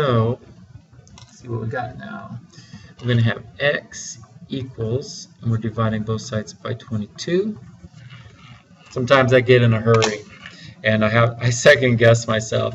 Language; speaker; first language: English; native; English